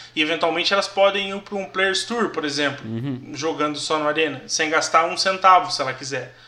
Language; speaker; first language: Portuguese; native; Portuguese